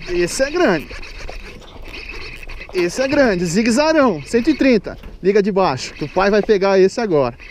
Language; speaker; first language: Portuguese; native; Portuguese